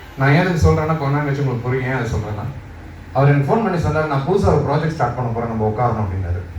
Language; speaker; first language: Tamil; non-native, local second language; Malayalam